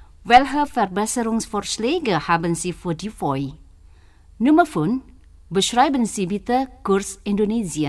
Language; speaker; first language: German; non-native, fluent; Indonesian